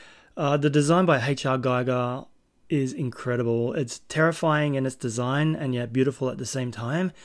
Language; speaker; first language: English; native; English